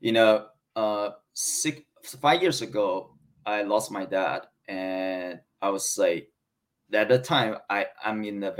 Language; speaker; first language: English; non-native, learner; Chinese